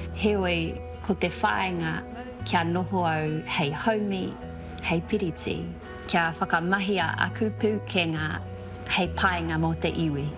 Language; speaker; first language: Māori; non-native, local second language; English